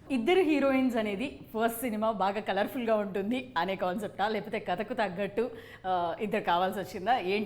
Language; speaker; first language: Telugu; native; Telugu